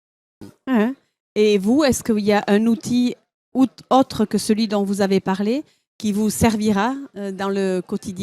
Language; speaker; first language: French; native; French